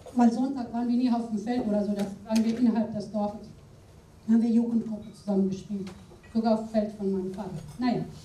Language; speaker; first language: German; non-native, fluent; Aramaic